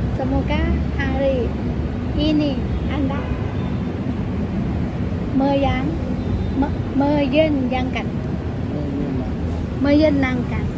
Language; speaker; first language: Indonesian; non-native, learner; Thai